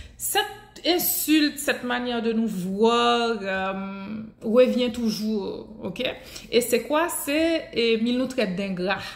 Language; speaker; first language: French; non-native, local second language; Haitian Creole